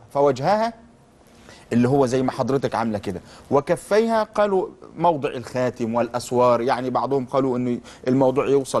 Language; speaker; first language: Arabic; native; Arabic